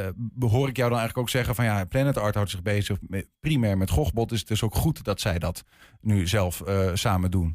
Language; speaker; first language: Dutch; native; Dutch